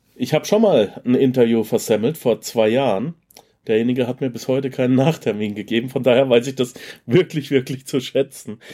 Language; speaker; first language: German; native; German